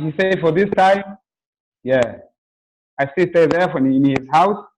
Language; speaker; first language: English; non-native, local second language; Swahili